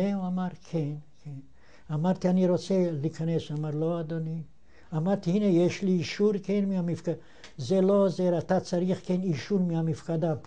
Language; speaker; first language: Hebrew; non-native, fluent; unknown